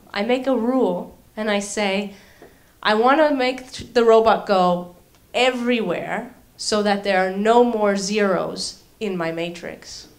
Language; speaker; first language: English; native; English